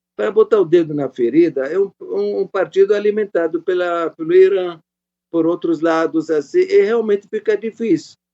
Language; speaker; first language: Portuguese; non-native, fluent; Arabic